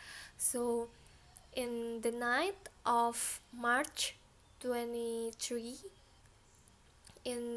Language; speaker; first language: English; non-native, learner; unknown